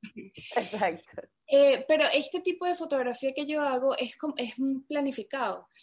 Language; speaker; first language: Spanish; native; Spanish